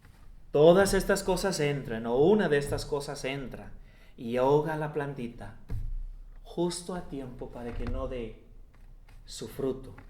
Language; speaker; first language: Spanish; non-native, fluent; English